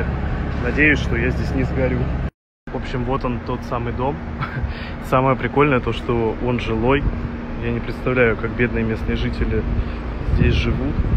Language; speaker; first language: Russian; native; Russian